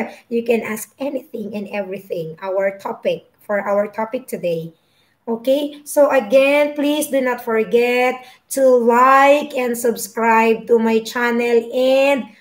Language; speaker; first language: English; non-native, local second language; Filipino